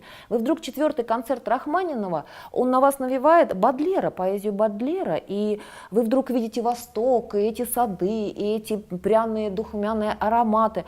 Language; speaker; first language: Russian; native; Russian